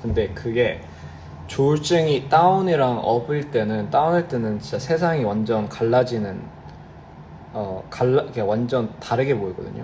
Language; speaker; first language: Korean; early bilingual, heritage; Korean